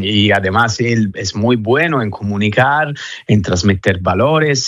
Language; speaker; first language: Spanish; non-native, fluent; Italian